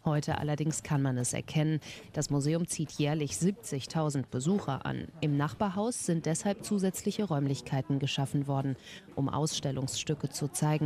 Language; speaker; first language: German; native; German